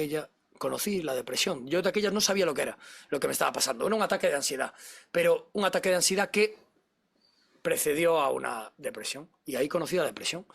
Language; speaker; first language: Spanish; native; Spanish